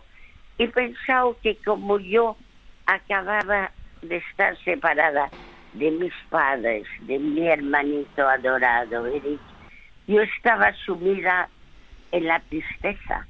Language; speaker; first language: Spanish; early bilingual, other home language; French